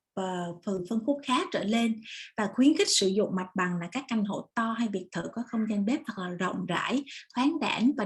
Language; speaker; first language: Vietnamese; native; Vietnamese